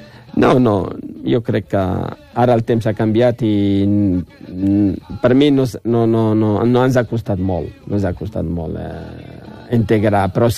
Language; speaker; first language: Catalan; non-native, fluent; Riffian